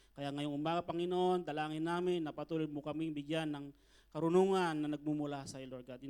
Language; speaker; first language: Filipino; native; Filipino